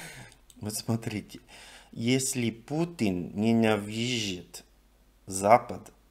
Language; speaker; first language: Russian; non-native, learner; English